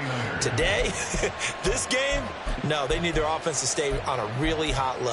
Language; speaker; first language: English; native; English